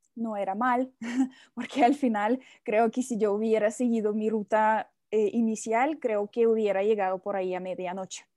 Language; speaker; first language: Spanish; non-native, fluent; Russian